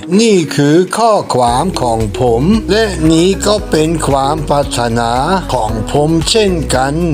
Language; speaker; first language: Thai; non-native, fluent; German